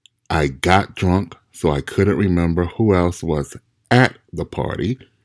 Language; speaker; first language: English; native; English